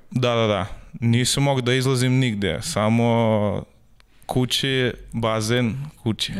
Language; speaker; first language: Serbian; non-native, learner; Russian